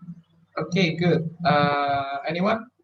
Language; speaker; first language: English; non-native, learner; Indonesian